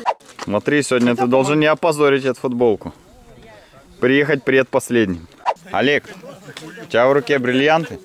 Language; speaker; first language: Russian; native; Russian